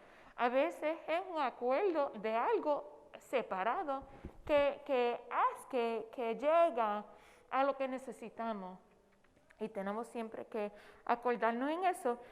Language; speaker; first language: Spanish; non-native, fluent; English